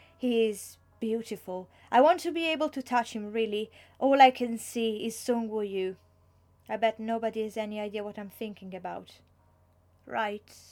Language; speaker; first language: English; non-native, fluent; Italian